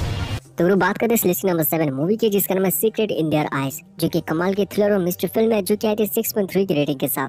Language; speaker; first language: Hindi; native; Hindi